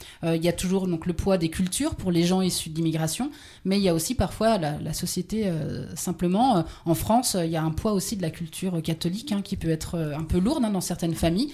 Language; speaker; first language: French; native; French